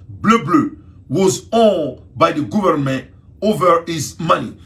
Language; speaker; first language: English; non-native, learner; Bambara